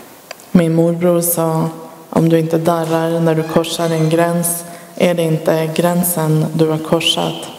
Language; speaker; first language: Swedish; early bilingual, other home language; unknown